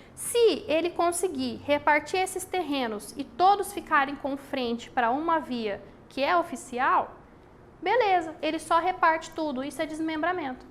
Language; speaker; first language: Portuguese; native; Portuguese